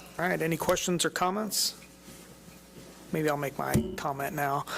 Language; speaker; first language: English; native; English